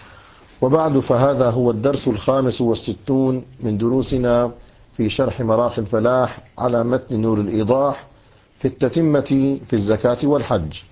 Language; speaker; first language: Arabic; native; Arabic